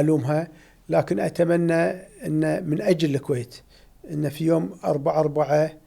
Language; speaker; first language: Arabic; native; Arabic